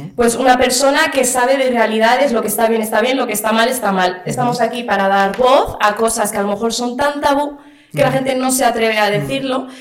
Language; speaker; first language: Spanish; early bilingual, other home language; Arabic